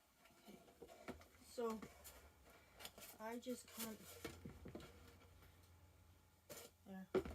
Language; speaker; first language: English; native; English